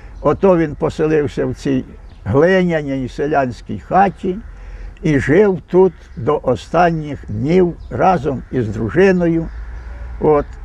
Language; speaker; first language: Ukrainian; native; Ukrainian